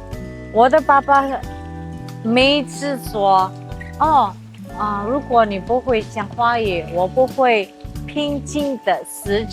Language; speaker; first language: Chinese; early bilingual, heritage; English